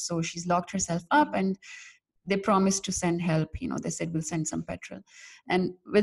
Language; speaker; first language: English; non-native, local second language; Urdu